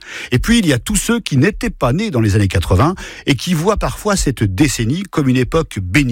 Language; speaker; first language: French; native; French